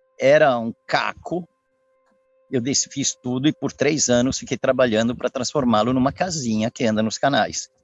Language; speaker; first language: Portuguese; early bilingual, other home language; Italian